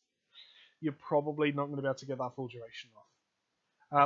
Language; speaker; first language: English; native; English